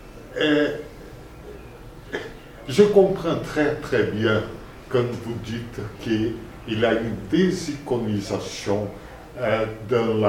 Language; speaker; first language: French; non-native, fluent; Spanish